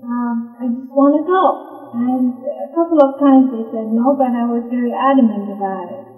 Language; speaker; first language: English; non-native, fluent; Persian